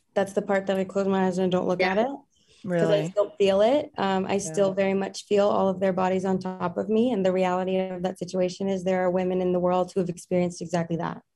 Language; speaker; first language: English; native; English